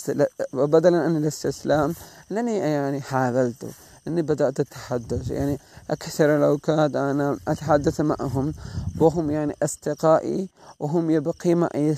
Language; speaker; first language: Arabic; non-native, learner; Malay